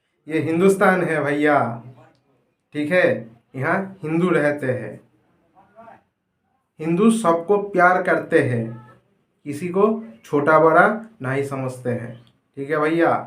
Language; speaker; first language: Hindi; non-native, local second language; Bangla